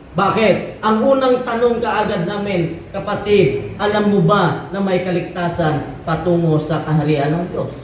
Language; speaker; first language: Filipino; non-native, local second language; Cebuano